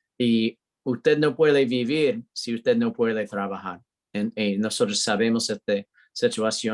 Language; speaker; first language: Spanish; non-native, learner; English